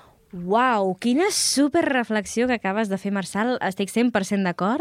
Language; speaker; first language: Catalan; native; Catalan